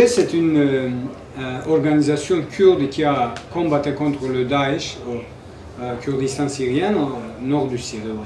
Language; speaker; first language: French; non-native, learner; Kurdish